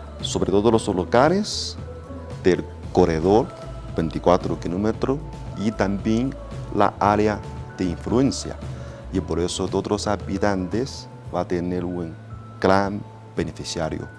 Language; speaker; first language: Spanish; non-native, learner; Chinese